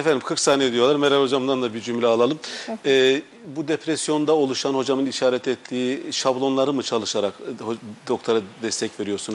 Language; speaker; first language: Turkish; native; Turkish